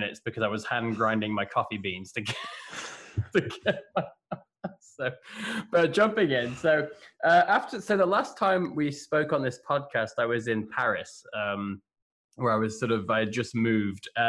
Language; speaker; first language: English; native; English